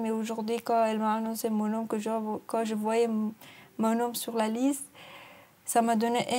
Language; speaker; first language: French; non-native, learner; Persian